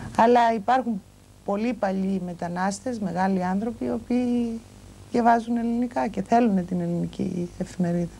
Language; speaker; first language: Greek; native; Greek